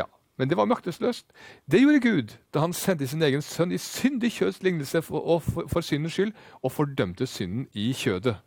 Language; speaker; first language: Norwegian; native; Norwegian